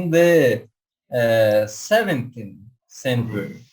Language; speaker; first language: English; non-native, learner; Portuguese